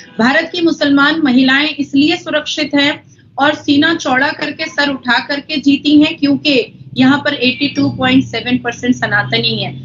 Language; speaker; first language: Hindi; native; Hindi